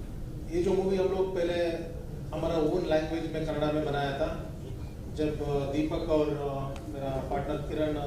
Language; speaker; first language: Hindi; non-native, local second language; Kannada